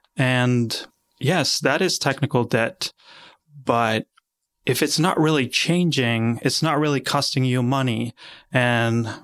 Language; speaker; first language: English; non-native, fluent; Spanish